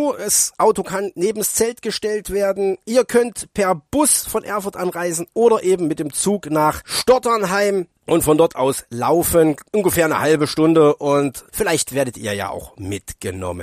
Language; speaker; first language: German; native; German